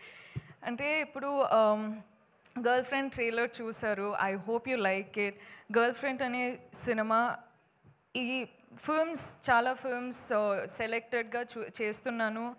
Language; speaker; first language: Telugu; non-native, fluent; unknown